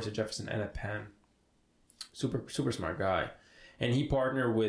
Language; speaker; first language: English; non-native, fluent; Hebrew